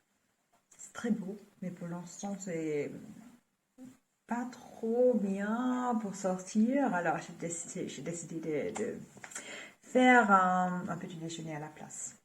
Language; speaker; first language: French; non-native, fluent; German